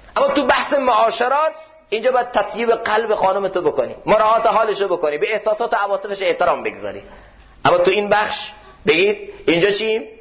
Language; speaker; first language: Persian; native; Persian